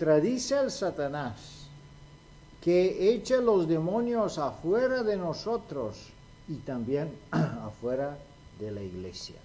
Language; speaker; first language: Spanish; non-native, fluent; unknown